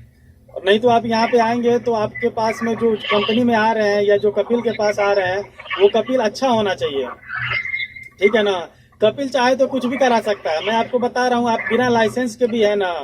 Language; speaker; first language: Hindi; native; Hindi